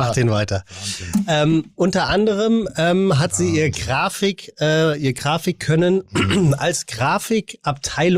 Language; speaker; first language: German; native; German